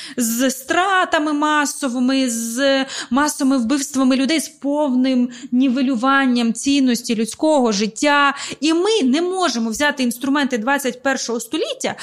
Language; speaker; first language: Ukrainian; non-native, local second language; Russian